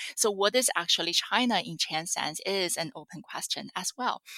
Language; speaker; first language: English; non-native, fluent; Chinese